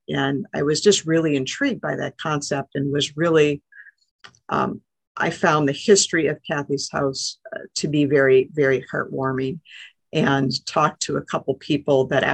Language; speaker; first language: English; native; English